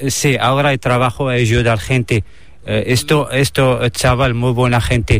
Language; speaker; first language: Spanish; non-native, learner; Arabic